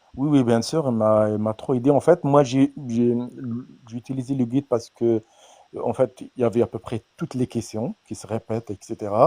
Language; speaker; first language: French; non-native, fluent; Arabic